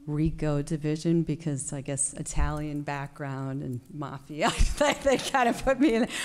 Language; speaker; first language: English; native; English